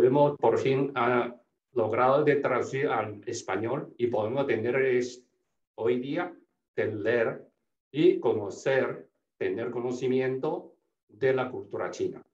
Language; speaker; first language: Spanish; non-native, fluent; Chinese